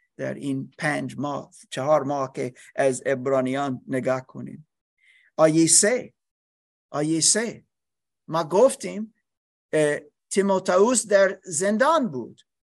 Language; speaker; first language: Persian; non-native, learner; English